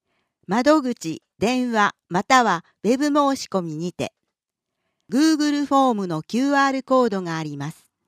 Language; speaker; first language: Japanese; native; Japanese